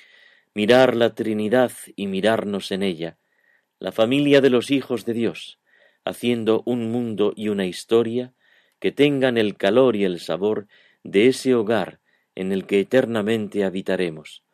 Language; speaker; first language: Spanish; native; Spanish